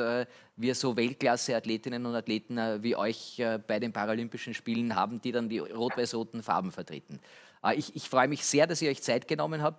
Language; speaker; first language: German; native; German